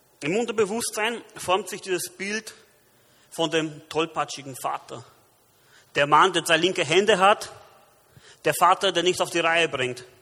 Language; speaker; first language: German; early bilingual, other home language; Romanian